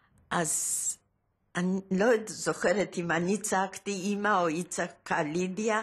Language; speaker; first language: Hebrew; early bilingual, other home language; Polish